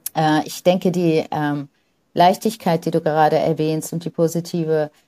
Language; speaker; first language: German; early bilingual, other home language; Arabic